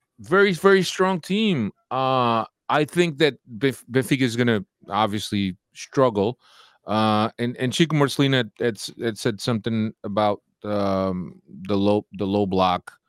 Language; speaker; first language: English; native; English